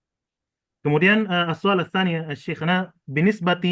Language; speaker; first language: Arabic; non-native, fluent; Indonesian